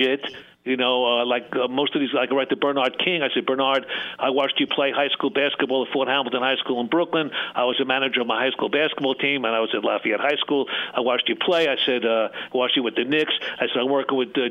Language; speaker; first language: English; native; English